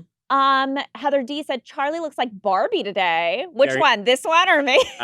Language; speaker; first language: English; native; English